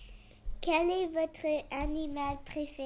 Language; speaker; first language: French; non-native, learner; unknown